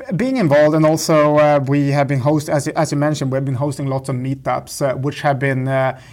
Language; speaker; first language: English; non-native, fluent; Swedish